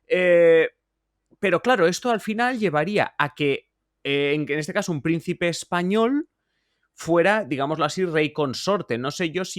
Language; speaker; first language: Spanish; native; Spanish